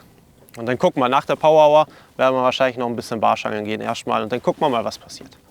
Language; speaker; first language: German; native; German